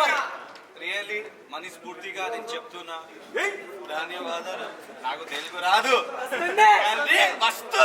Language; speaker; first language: Telugu; non-native, learner; Hindi